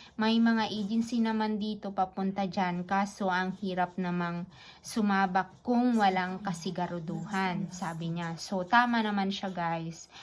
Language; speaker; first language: Filipino; non-native, local second language; Iloko